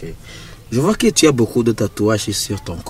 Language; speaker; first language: French; non-native, local second language; Rundi